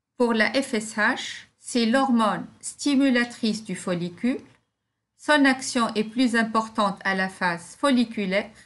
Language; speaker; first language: French; non-native, local second language; Arabic